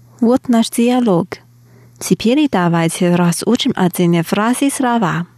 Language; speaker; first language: Russian; non-native, fluent; Chinese